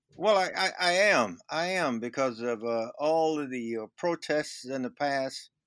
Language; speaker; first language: English; native; English